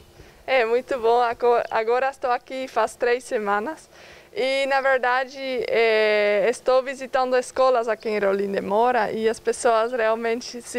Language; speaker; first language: Portuguese; non-native, fluent; Dutch